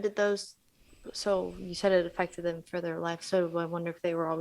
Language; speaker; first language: English; native; English